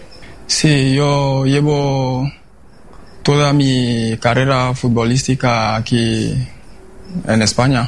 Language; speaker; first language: Spanish; non-native, fluent; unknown